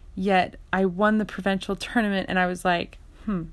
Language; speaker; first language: English; native; English